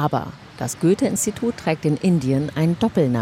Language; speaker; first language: German; native; German